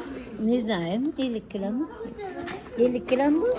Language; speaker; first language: Russian; non-native, local second language; Uzbek